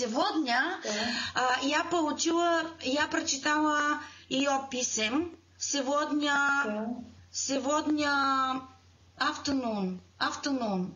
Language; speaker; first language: Russian; non-native, learner; Bulgarian